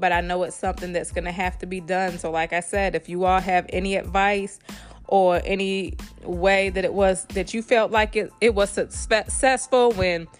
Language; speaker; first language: English; native; English